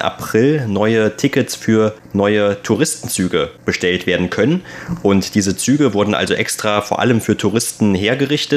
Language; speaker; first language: German; native; German